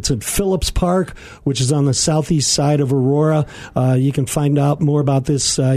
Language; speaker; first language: English; native; English